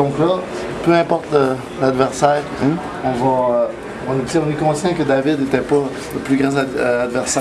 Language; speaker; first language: French; native; French